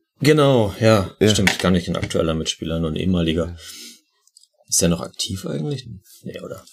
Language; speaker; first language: German; native; German